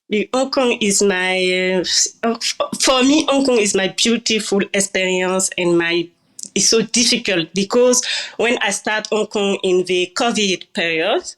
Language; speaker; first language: English; non-native, learner; French